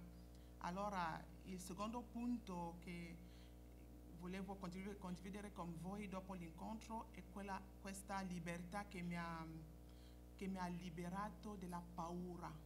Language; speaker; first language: Italian; non-native, fluent; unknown